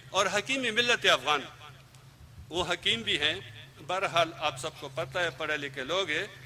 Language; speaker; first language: Urdu; non-native, local second language; Pashto